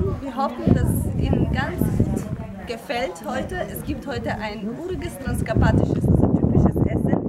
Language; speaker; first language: German; non-native, fluent; Ukrainian